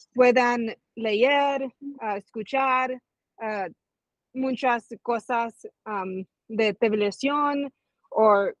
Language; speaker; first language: Spanish; early bilingual, heritage; Spanish